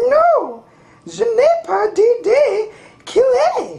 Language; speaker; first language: French; non-native, learner; English